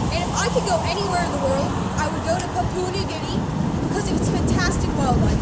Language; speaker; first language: English; native; English